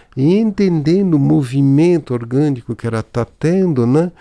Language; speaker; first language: Portuguese; non-native, fluent; French